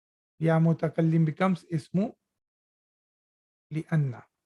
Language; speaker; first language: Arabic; non-native, fluent; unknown